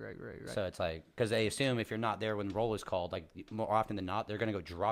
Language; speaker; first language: English; native; English